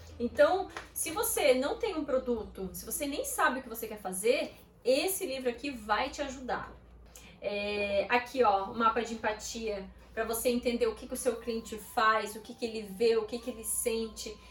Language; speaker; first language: Portuguese; native; Portuguese